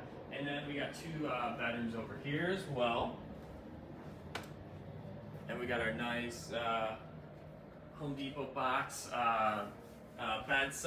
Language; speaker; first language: English; native; English